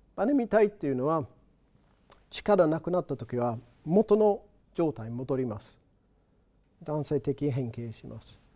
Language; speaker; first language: Japanese; non-native, fluent; English